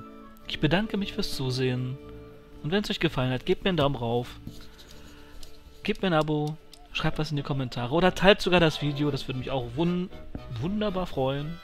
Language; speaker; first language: German; native; German